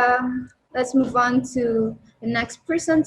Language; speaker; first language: English; non-native, learner; Indonesian